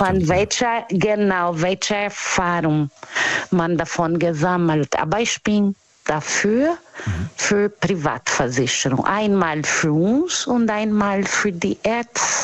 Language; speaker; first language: German; non-native, fluent; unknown